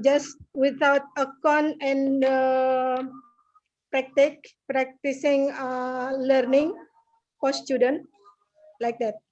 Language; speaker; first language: English; non-native, learner; Indonesian